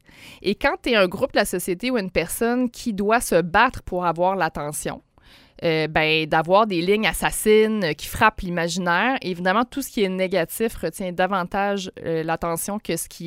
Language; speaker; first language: French; native; French